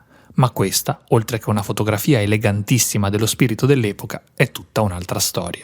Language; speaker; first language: Italian; native; Italian